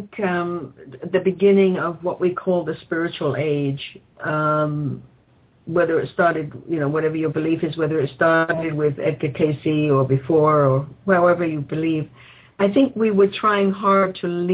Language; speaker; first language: English; native; English